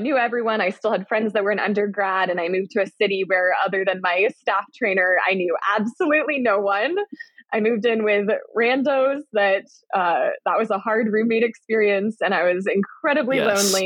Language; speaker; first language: English; native; English